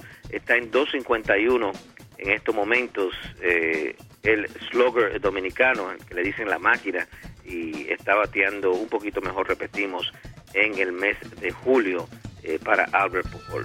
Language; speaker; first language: Spanish; native; Spanish